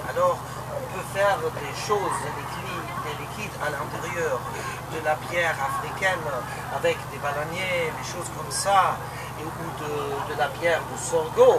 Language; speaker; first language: French; non-native, local second language; Luxembourgish